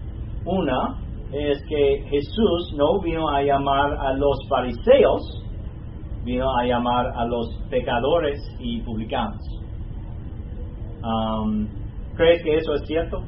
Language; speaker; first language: Spanish; non-native, fluent; English